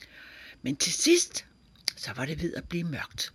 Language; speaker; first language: Danish; native; Danish